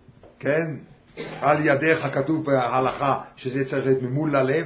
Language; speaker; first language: Hebrew; non-native, fluent; English